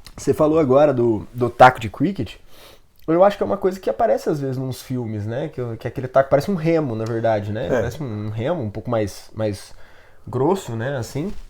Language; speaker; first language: Portuguese; native; Portuguese